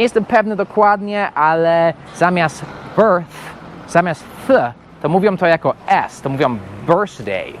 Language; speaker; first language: Polish; non-native, fluent; English